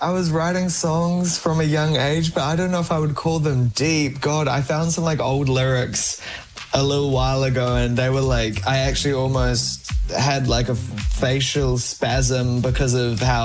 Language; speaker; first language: English; native; English